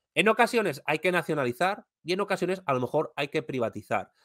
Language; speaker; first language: Spanish; native; Spanish